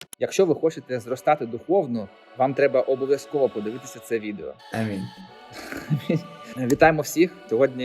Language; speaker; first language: Ukrainian; native; Ukrainian